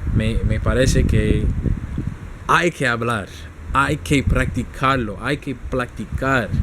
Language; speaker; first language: Spanish; non-native, learner; English